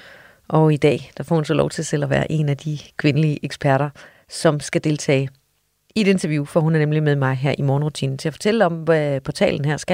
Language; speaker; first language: Danish; native; Danish